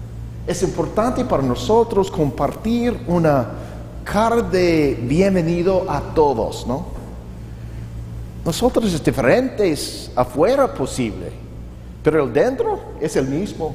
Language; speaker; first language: Spanish; non-native, learner; English